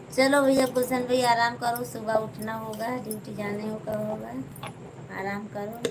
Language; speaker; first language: Hindi; native; Hindi